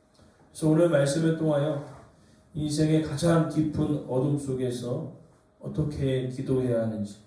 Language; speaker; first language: Korean; native; Korean